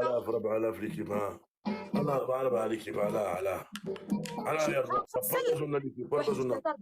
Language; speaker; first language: Arabic; native; Arabic